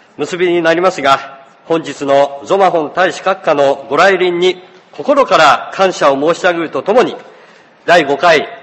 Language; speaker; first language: Japanese; native; Japanese